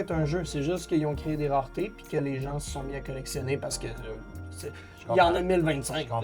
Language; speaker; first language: French; native; French